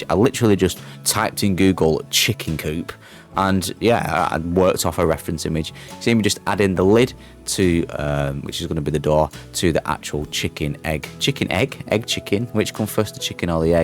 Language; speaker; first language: English; native; English